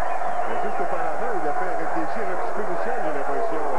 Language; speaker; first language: French; native; French